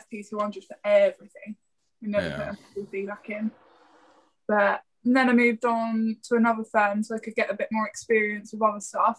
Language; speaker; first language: English; native; English